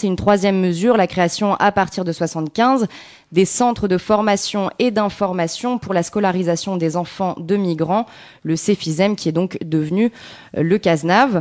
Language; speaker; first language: French; native; French